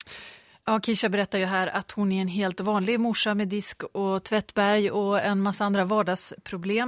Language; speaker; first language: Swedish; native; Swedish